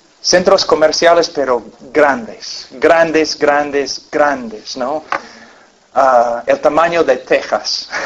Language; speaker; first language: Spanish; non-native, fluent; English